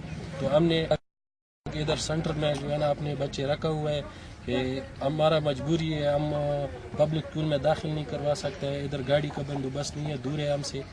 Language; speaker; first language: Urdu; non-native, local second language; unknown